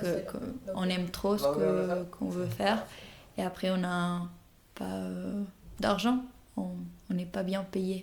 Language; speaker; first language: French; non-native, fluent; Spanish